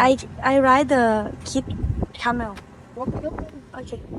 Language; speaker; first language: English; non-native, learner; Thai